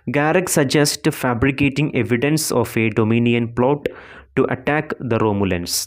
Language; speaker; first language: English; non-native, local second language; Malayalam